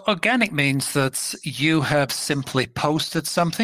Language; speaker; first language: English; native; English